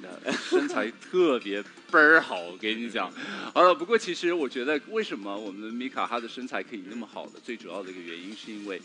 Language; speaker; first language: Chinese; native; Chinese